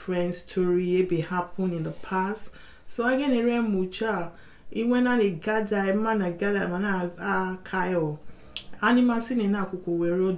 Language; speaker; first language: English; non-native, local second language; Bini